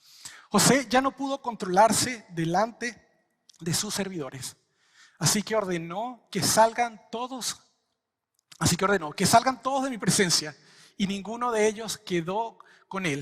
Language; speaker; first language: Spanish; native; Spanish